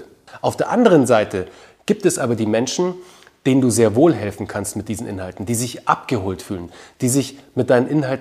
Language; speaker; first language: German; native; German